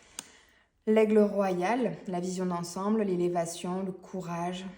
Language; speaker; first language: French; native; French